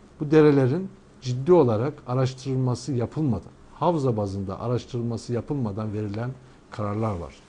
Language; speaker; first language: Turkish; native; Turkish